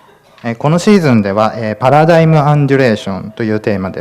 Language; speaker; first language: Japanese; native; Japanese